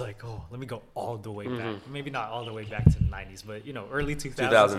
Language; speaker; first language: English; early bilingual, other home language; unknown